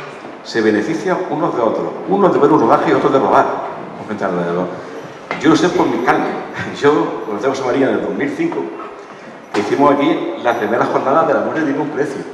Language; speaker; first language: Spanish; native; Spanish